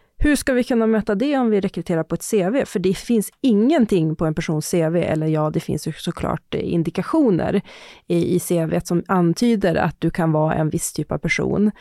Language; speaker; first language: Swedish; native; Swedish